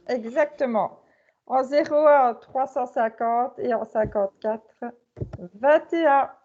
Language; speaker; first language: French; native; French